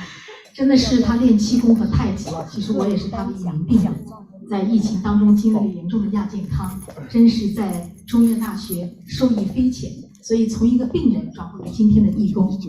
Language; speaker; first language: Chinese; native; Chinese